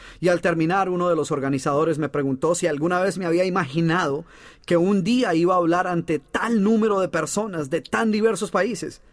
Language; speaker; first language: Spanish; native; Spanish